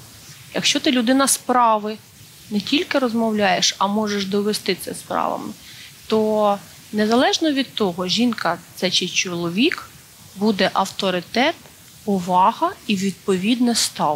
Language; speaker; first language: Ukrainian; native; Ukrainian